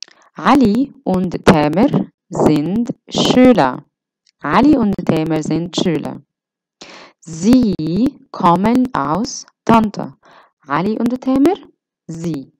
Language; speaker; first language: German; non-native, fluent; Arabic